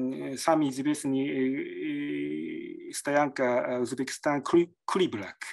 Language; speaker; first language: Russian; non-native, learner; Japanese